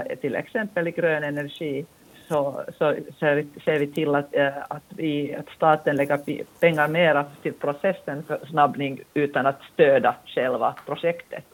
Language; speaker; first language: Swedish; non-native, local second language; Finnish